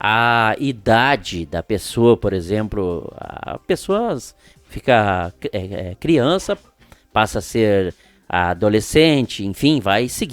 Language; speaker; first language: Portuguese; native; Portuguese